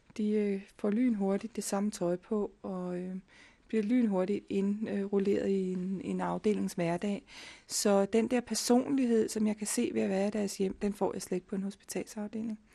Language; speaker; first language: Danish; native; Danish